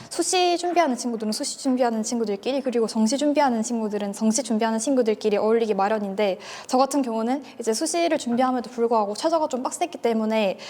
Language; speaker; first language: Korean; native; Korean